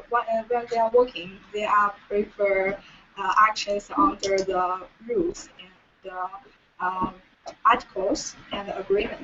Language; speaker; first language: English; non-native, learner; Chinese